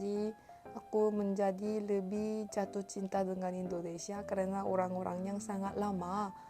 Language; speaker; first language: Indonesian; non-native, learner; Korean